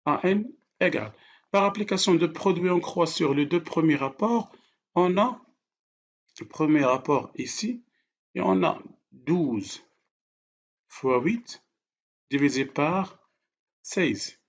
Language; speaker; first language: French; non-native, local second language; Arabic